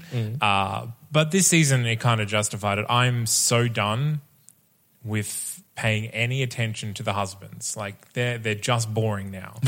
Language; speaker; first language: English; native; English